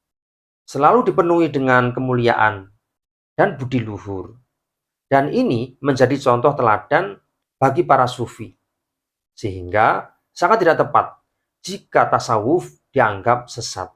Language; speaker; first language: Indonesian; native; Indonesian